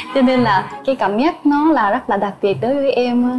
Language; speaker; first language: Vietnamese; non-native, fluent; Japanese